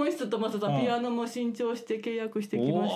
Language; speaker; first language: Japanese; native; Japanese